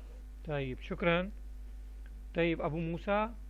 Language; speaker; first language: Arabic; non-native, fluent; Urdu